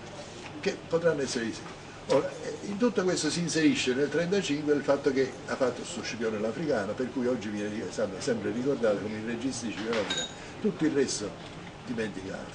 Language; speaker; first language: Italian; native; Italian